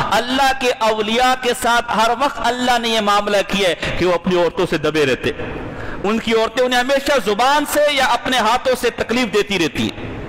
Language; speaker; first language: Urdu; non-native, local second language; Pashto